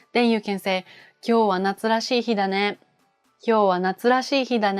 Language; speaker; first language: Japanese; native; Japanese